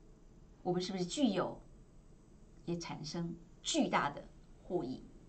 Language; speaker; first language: Chinese; native; Chinese